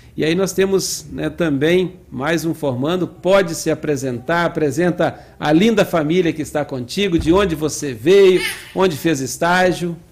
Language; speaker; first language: Portuguese; native; Portuguese